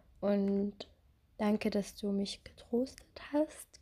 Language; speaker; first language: German; non-native, fluent; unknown